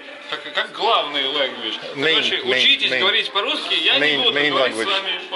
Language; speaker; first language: Russian; native; Russian